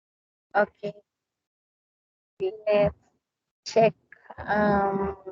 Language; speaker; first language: English; non-native, learner; Spanish